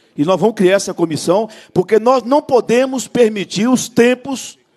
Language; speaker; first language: Portuguese; native; Portuguese